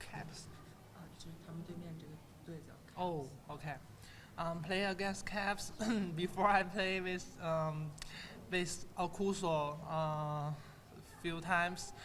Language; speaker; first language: English; non-native, learner; Chinese